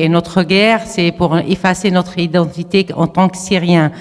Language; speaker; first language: French; non-native, fluent; Arabic